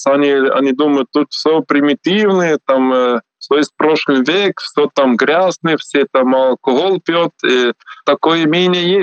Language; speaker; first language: Russian; non-native, learner; Swiss German